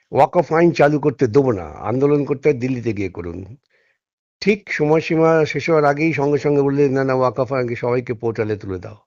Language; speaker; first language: Bangla; native; Bangla